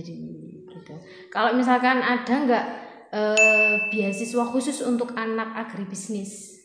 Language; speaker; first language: Indonesian; non-native, local second language; Javanese